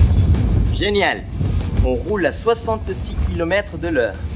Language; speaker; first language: French; non-native, fluent; Spanish